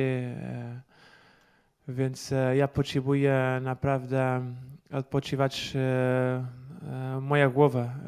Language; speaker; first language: Polish; non-native, learner; Portuguese